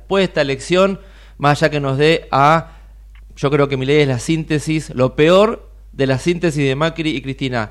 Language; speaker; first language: Spanish; native; Spanish